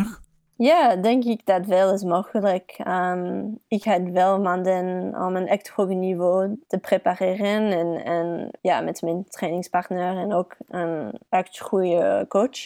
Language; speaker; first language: Dutch; early bilingual, heritage; English